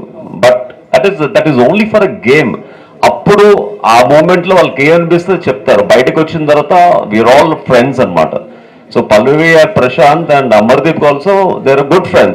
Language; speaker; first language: Telugu; native; Telugu